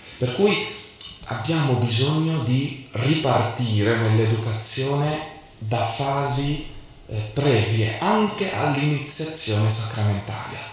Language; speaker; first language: Italian; non-native, fluent; Arabic